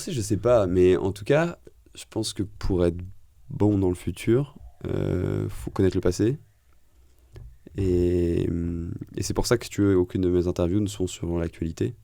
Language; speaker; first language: French; native; French